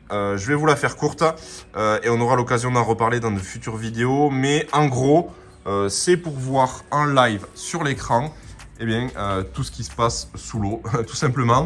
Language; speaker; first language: French; native; French